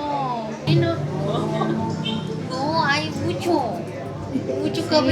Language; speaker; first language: Spanish; non-native, fluent; Korean